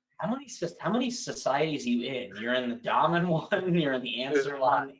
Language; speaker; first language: English; native; English